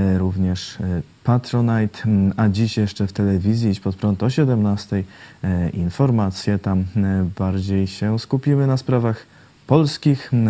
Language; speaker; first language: Polish; native; Polish